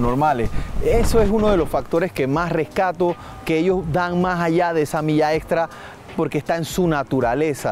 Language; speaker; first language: Spanish; native; Spanish